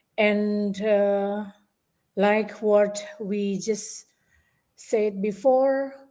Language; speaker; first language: English; non-native, fluent; Indonesian